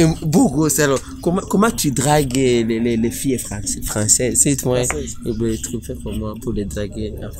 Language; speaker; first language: French; non-native, local second language; Rundi